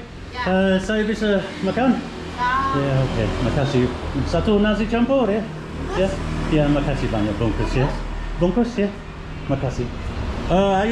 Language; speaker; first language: Indonesian; non-native, learner; English